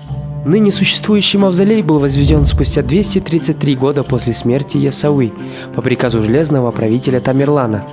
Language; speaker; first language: Russian; native; Russian